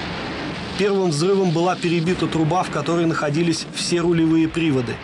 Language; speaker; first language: Russian; native; Russian